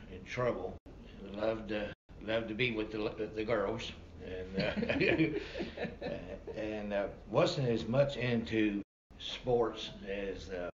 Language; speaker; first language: English; native; English